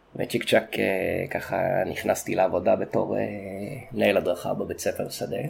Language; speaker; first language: Hebrew; native; Hebrew